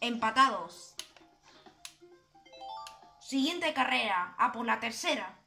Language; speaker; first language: Spanish; native; Spanish